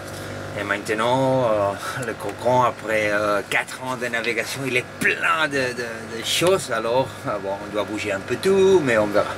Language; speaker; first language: French; non-native, fluent; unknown